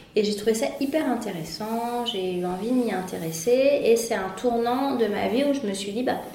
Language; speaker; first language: French; native; French